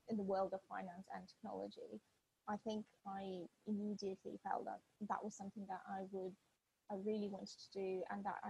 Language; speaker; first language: English; non-native, fluent; Russian